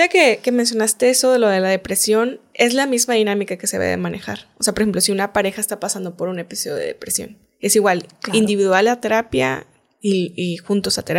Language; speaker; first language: Spanish; native; Spanish